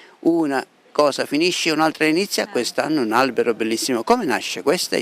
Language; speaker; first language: Italian; native; Italian